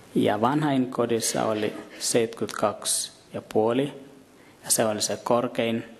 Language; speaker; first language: Finnish; non-native, fluent; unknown